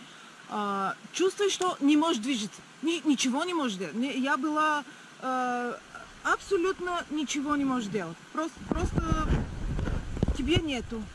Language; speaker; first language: Russian; non-native, learner; Bulgarian